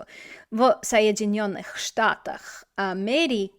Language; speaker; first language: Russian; non-native, fluent; English